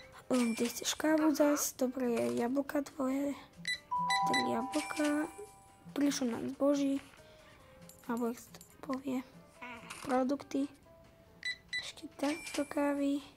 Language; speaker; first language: Slovak; native; Slovak